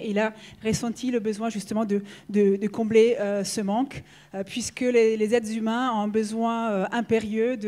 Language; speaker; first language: French; native; French